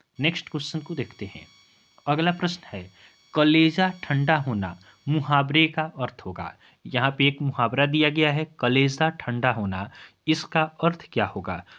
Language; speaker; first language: Hindi; native; Hindi